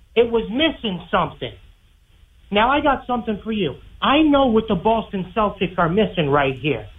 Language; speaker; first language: English; native; English